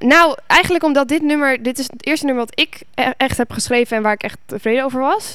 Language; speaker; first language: Dutch; native; Dutch